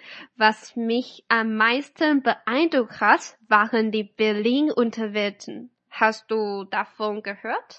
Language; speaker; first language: German; non-native, fluent; Chinese